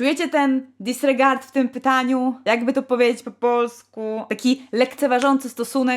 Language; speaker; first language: Polish; native; Polish